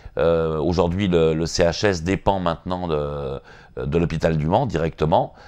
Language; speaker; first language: French; native; French